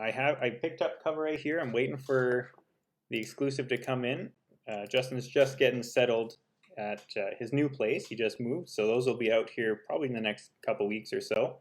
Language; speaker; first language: English; native; English